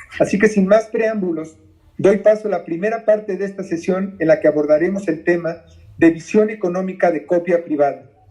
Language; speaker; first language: Spanish; native; Spanish